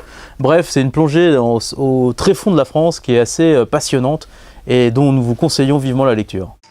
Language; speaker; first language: French; native; French